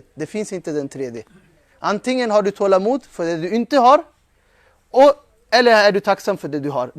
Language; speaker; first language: Swedish; non-native, fluent; Urdu